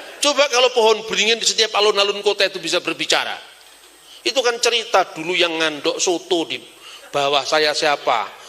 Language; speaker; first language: Indonesian; non-native, local second language; Javanese